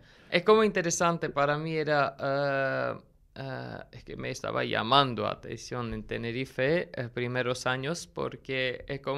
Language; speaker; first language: Spanish; non-native, learner; Armenian